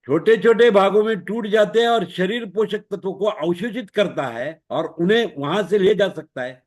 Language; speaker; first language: Hindi; non-native, local second language; Marathi